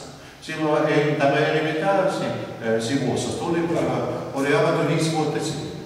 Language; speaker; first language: Finnish; non-native, learner; Russian